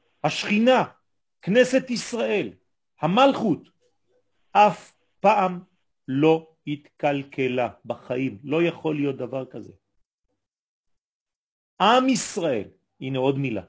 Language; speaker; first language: Hebrew; non-native, fluent; French